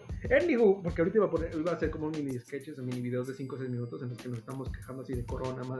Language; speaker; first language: Spanish; native; Spanish